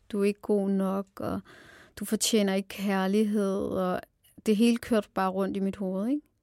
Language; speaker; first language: Danish; early bilingual, other home language; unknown